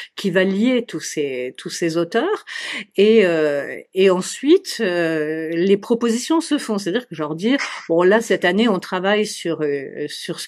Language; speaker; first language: French; native; French